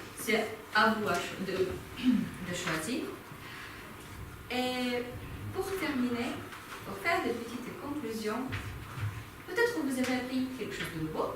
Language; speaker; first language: French; non-native, fluent; Ukrainian